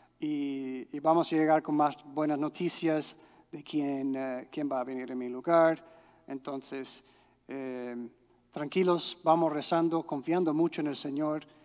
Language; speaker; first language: Spanish; non-native, fluent; English